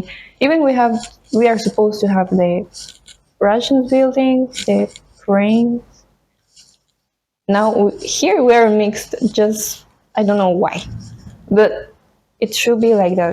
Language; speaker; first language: English; non-native, fluent; Spanish